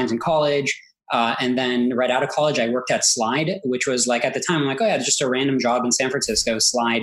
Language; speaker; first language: English; early bilingual, other home language; Hebrew